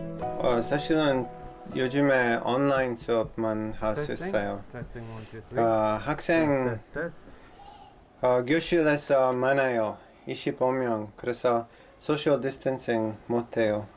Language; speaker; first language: Korean; non-native, learner; English